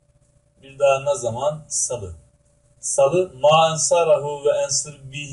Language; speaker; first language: Turkish; native; Turkish